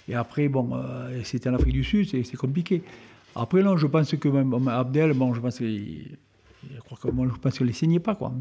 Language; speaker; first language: French; native; French